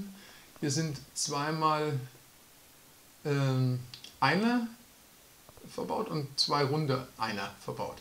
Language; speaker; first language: German; native; German